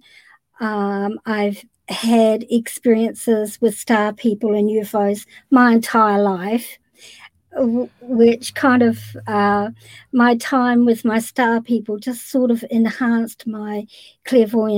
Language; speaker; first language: English; native; English